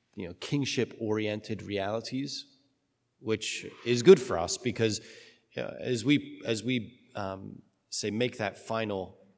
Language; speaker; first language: English; native; English